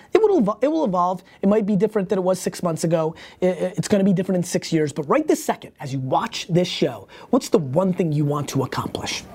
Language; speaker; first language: English; early bilingual, other home language; Russian